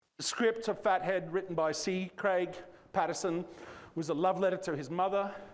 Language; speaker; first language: English; native; English